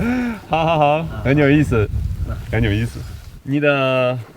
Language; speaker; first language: Chinese; non-native, learner; Polish